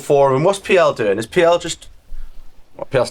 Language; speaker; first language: English; native; English